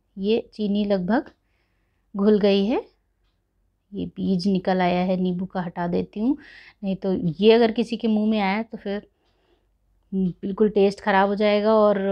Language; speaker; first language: Hindi; native; Hindi